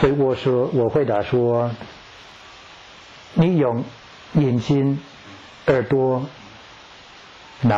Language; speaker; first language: Chinese; non-native, learner; English